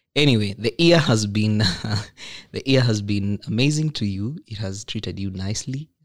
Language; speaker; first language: English; non-native, local second language; Kikuyu